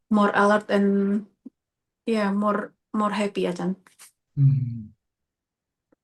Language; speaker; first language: English; non-native, learner; Indonesian